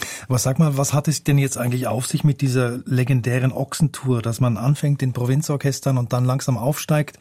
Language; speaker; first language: German; native; German